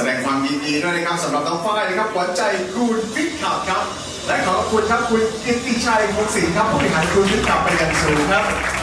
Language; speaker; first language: Thai; native; Thai